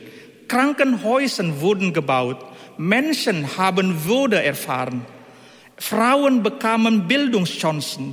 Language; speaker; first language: German; non-native, fluent; Indonesian